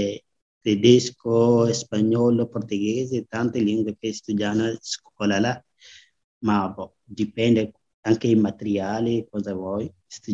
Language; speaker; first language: Italian; non-native, learner; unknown